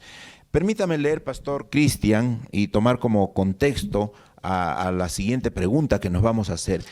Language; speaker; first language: Spanish; native; Spanish